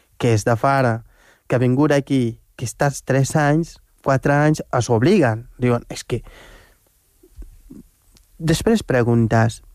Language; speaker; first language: Catalan; non-native, fluent; Wolof